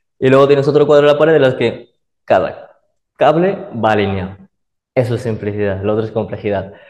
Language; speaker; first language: Spanish; early bilingual, other home language; Arabic